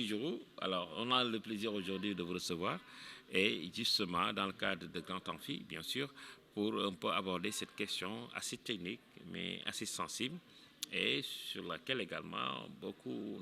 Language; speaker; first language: French; non-native, local second language; Wolof